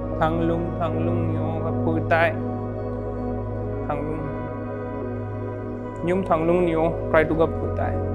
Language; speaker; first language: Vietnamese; non-native, learner; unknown